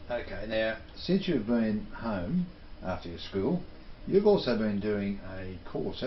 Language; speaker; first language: English; native; English